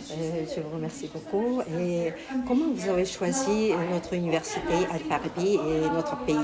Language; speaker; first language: French; non-native, fluent; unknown